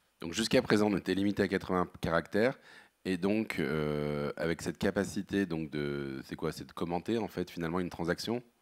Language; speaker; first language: French; native; French